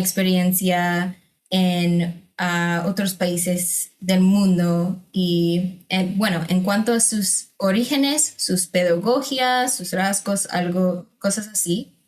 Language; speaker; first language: Spanish; non-native, fluent; English